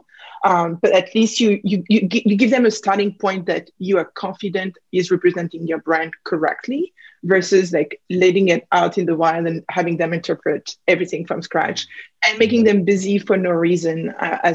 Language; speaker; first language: English; non-native, fluent; French